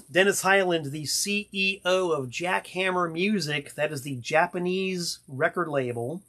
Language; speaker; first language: English; native; English